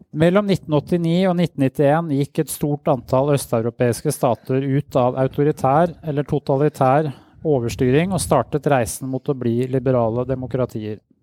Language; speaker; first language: Norwegian; native; Norwegian